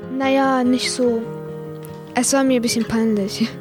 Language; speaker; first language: German; non-native, learner; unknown